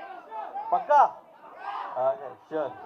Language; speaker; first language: Telugu; non-native, local second language; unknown